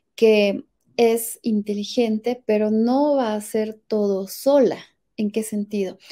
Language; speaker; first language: Spanish; native; Spanish